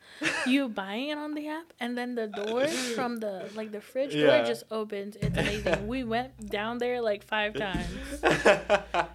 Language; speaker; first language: English; non-native, fluent; Portuguese